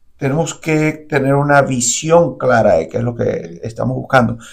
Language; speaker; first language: Spanish; native; Spanish